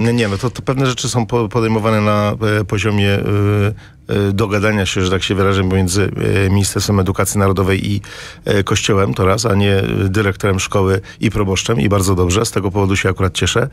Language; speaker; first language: Polish; native; Polish